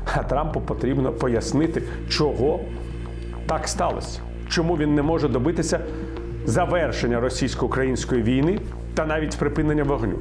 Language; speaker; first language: Ukrainian; native; Ukrainian